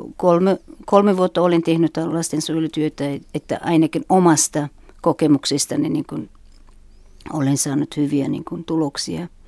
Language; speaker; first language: Finnish; non-native, fluent; Uzbek